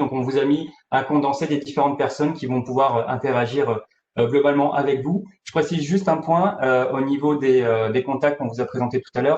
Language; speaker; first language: French; native; French